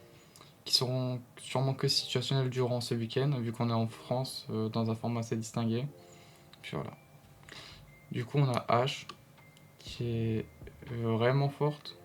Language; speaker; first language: French; native; French